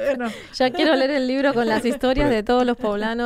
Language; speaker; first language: Spanish; native; Spanish